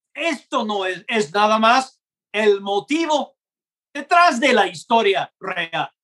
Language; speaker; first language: Spanish; non-native, fluent; English